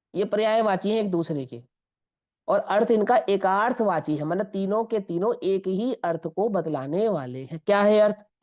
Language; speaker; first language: Hindi; non-native, local second language; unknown